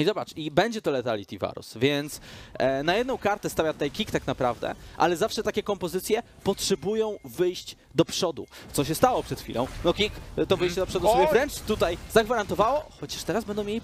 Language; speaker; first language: Polish; native; Polish